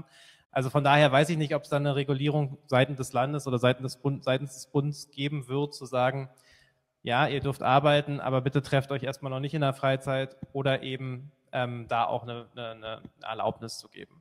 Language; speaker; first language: German; native; German